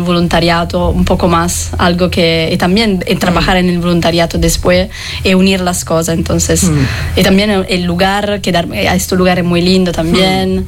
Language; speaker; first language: Spanish; non-native, fluent; Italian